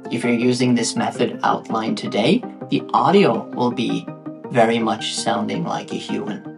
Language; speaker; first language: English; non-native, fluent; Norwegian